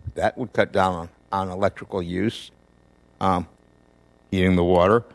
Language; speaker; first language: English; native; English